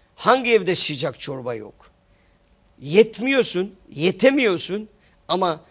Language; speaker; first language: Turkish; native; Turkish